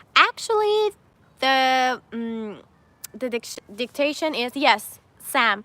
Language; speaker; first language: English; non-native, fluent; Persian